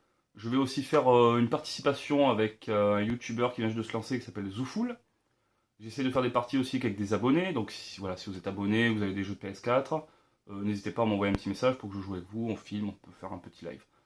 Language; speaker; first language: French; native; French